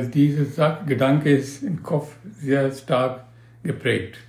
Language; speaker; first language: German; non-native, learner; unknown